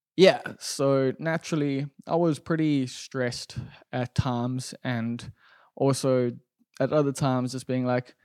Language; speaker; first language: English; native; English